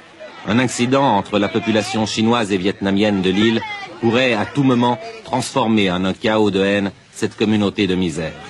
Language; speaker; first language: French; native; French